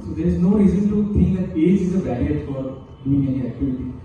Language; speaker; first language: English; non-native, local second language; Marathi